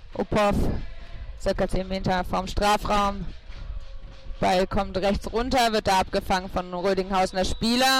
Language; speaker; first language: German; native; German